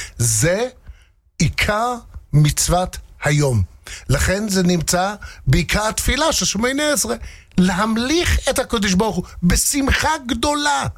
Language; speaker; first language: Hebrew; non-native, fluent; English